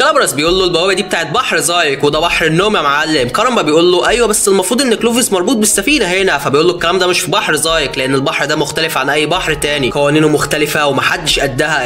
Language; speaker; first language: Arabic; native; Arabic